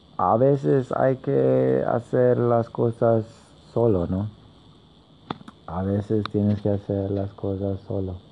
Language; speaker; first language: Spanish; non-native, learner; English